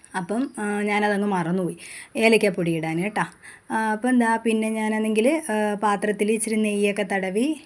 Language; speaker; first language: Malayalam; native; Malayalam